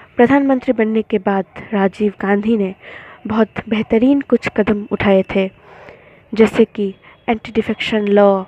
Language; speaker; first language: Hindi; non-native, local second language; Bangla